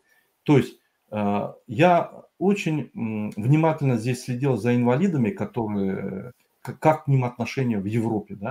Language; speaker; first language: Russian; native; Russian